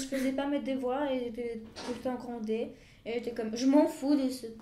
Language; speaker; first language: French; non-native, fluent; Bulgarian